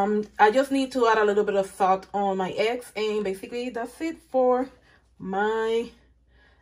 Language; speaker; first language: English; non-native, fluent; Spanish